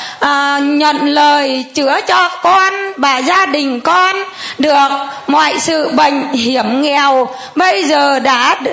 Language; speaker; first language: Vietnamese; non-native, local second language; Muong